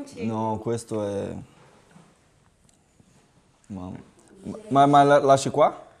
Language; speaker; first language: Italian; non-native, learner; Portuguese